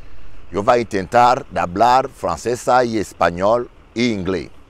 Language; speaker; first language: Spanish; non-native, learner; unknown